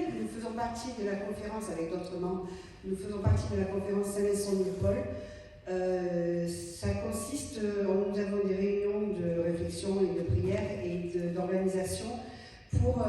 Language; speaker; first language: French; native; French